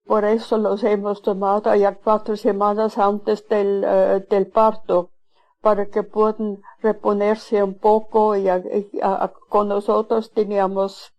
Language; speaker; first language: Spanish; non-native, fluent; Swiss German